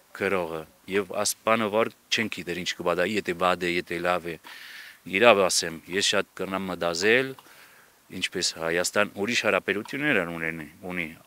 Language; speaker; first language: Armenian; early bilingual, heritage; Armenian